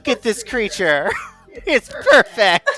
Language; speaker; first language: English; native; English